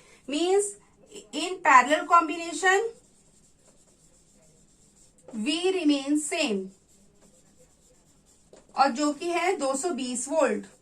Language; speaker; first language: Hindi; native; Hindi